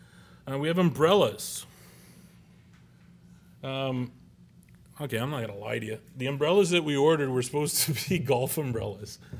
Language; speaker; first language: English; native; English